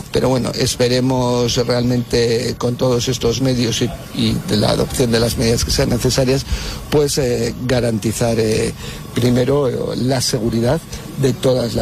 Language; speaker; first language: Spanish; native; Spanish